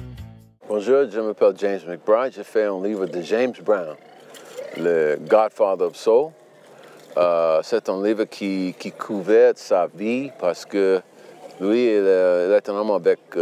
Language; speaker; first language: French; non-native, learner; English